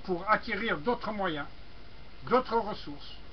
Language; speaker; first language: French; non-native, local second language; Arabic